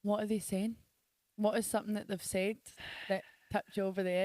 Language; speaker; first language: English; native; English